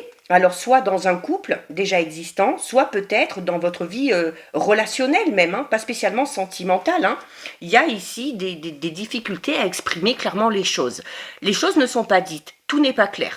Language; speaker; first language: French; native; French